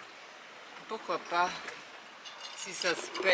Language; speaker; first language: French; non-native, fluent; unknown